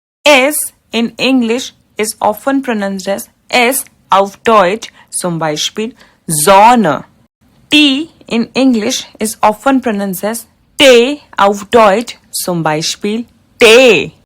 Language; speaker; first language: German; non-native, fluent; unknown